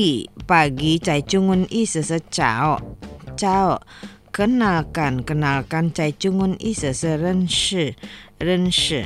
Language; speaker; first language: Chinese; non-native, fluent; Indonesian